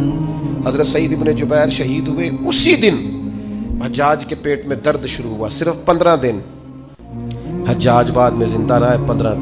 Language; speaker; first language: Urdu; non-native, local second language; Punjabi